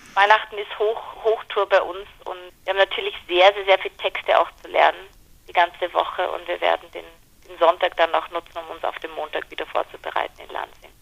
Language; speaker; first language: German; native; German